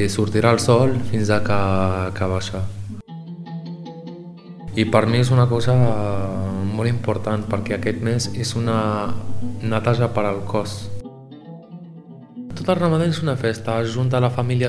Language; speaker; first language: Catalan; non-native, learner; Arabic